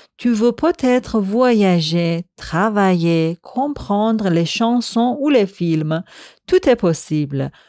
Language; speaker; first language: French; non-native, fluent; Persian